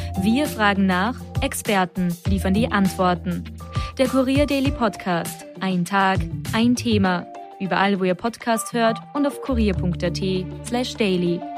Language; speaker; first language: German; native; German